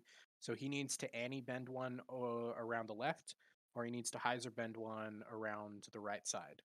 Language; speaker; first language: English; native; English